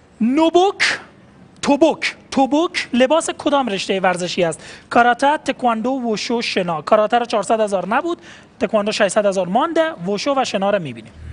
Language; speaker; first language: Persian; native; Persian